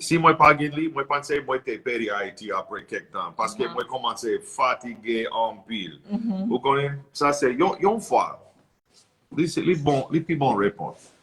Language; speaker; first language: Haitian Creole; non-native, learner; English